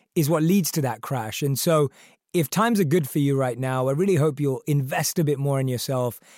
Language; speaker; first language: English; early bilingual, other home language; Hindi